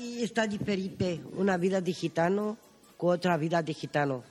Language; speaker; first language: Spanish; non-native, learner; Romany